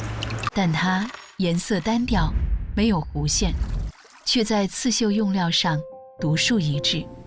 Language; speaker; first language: Chinese; native; Chinese